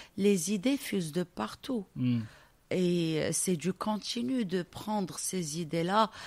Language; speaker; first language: French; non-native, local second language; Arabic